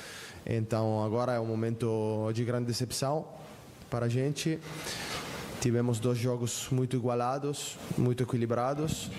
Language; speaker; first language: Portuguese; non-native, fluent; Italian